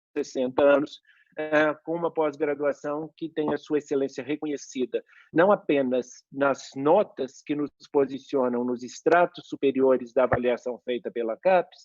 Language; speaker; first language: Portuguese; native; Portuguese